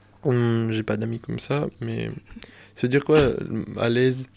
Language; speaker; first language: French; non-native, learner; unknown